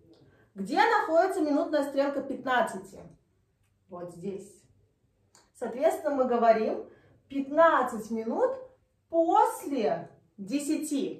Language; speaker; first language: Russian; native; Russian